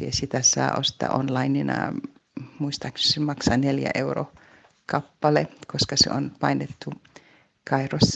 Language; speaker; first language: Finnish; non-native, fluent; Arabic